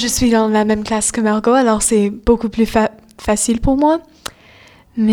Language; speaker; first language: French; non-native, fluent; English